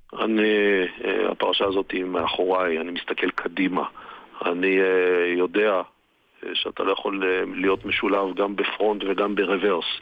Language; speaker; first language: Hebrew; native; Hebrew